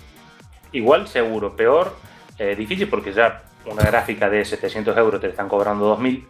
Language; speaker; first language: Spanish; native; Spanish